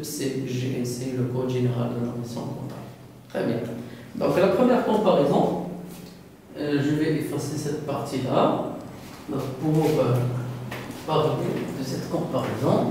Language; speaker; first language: French; non-native, local second language; Arabic